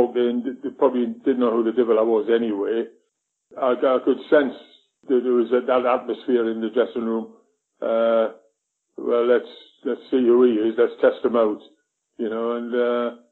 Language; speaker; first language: English; native; English